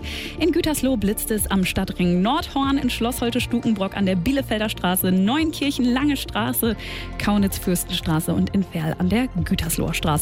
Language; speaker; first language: German; native; German